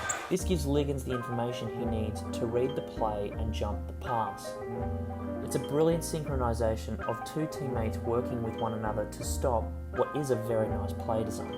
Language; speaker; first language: English; native; English